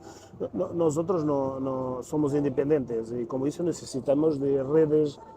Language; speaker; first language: Spanish; non-native, learner; Portuguese